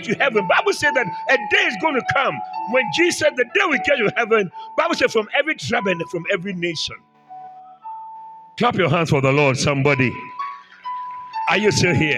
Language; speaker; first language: English; non-native, local second language; Akan